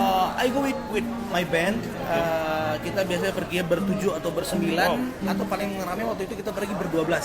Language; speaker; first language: Indonesian; non-native, local second language; Achinese